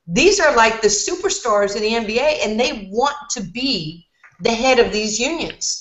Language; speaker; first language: English; native; English